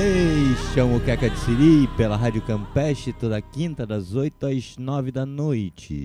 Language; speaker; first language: Portuguese; native; Portuguese